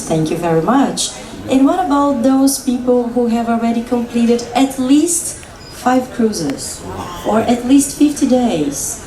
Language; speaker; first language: English; non-native, fluent; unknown